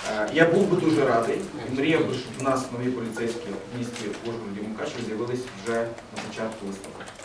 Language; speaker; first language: Ukrainian; early bilingual, other home language; Persian